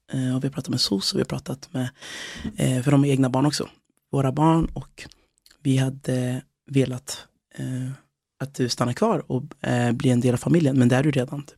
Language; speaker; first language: Swedish; early bilingual, other home language; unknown